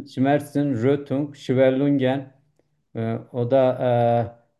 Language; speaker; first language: German; non-native, learner; Turkish